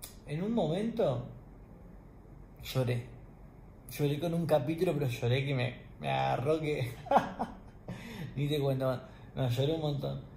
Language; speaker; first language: Spanish; native; Spanish